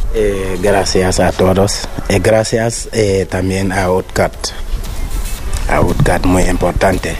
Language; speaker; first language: Spanish; non-native, learner; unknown